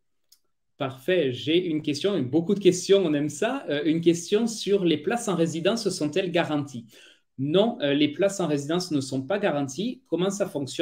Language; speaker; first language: French; native; French